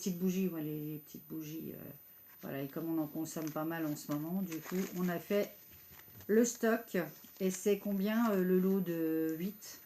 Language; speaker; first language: French; native; French